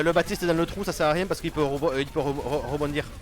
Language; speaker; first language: French; native; French